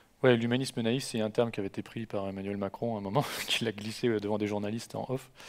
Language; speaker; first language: French; native; French